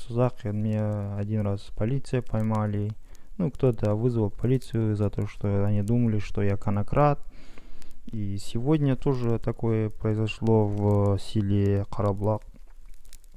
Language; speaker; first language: Russian; non-native, local second language; Kazakh